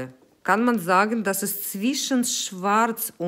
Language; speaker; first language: German; non-native, fluent; Russian